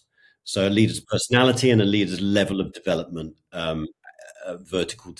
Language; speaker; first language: English; native; English